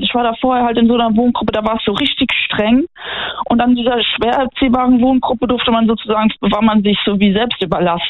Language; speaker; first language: German; native; German